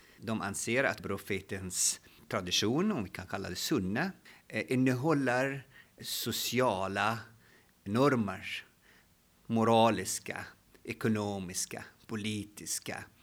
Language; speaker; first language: Swedish; non-native, fluent; Arabic